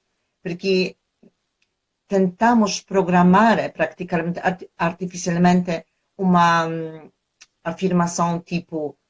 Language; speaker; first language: Portuguese; non-native, fluent; Polish